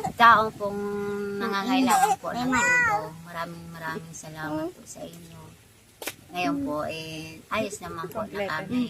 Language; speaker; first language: Filipino; non-native, local second language; Bikol